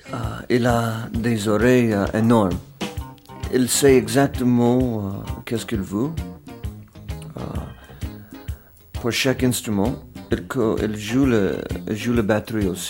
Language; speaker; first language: French; non-native, fluent; English